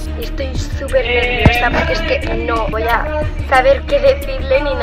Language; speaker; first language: Spanish; native; Spanish